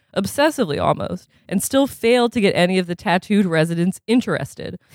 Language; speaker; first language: English; native; English